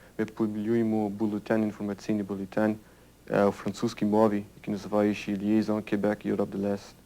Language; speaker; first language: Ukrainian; early bilingual, heritage; Ukrainian